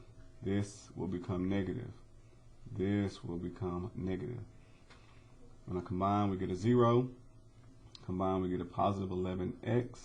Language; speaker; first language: English; native; English